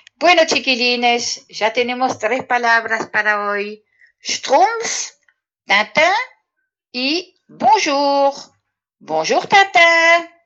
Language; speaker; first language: Spanish; non-native, fluent; French